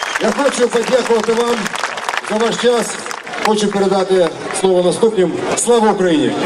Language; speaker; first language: Ukrainian; non-native, local second language; Russian